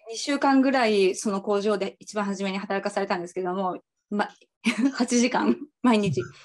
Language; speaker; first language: Japanese; native; Japanese